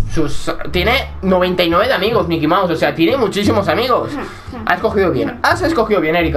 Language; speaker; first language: Spanish; native; Spanish